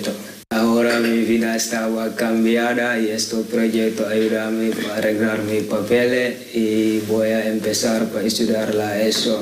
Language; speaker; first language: Spanish; non-native, learner; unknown